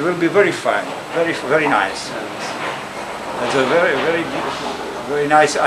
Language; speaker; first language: English; non-native, fluent; Czech